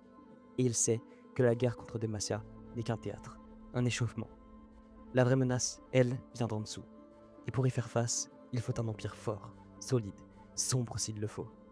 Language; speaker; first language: French; native; French